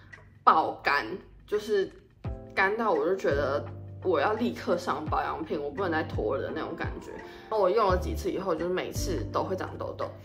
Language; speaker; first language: Chinese; native; Chinese